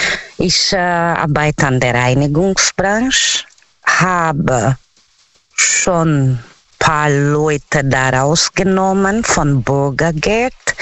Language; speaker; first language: German; non-native, learner; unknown